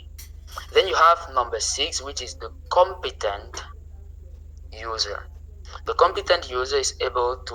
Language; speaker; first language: English; non-native, local second language; French